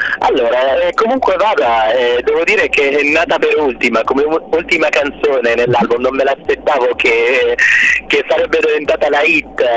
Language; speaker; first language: Italian; non-native, fluent; Arabic